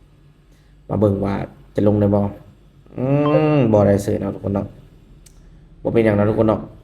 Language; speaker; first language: Thai; non-native, local second language; Northeastern Thai